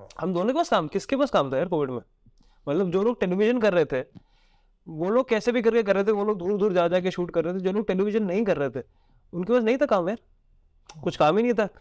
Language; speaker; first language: Hindi; native; Hindi